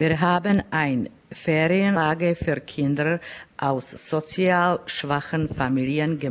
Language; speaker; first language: German; non-native, fluent; Czech